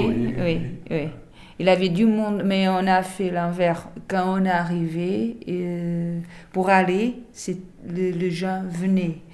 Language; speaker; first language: French; non-native, learner; Portuguese